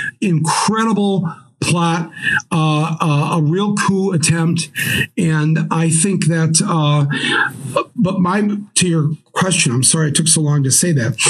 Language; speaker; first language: English; native; English